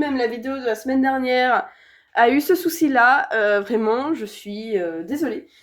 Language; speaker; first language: French; native; French